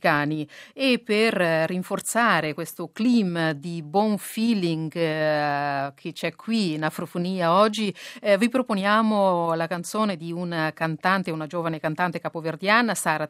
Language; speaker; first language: Italian; non-native, fluent; Kabuverdianu